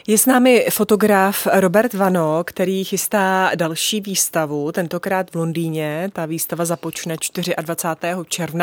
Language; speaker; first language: Czech; native; Czech